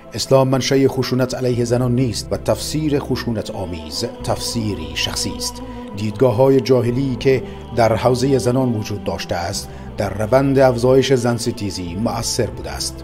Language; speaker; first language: Persian; native; Persian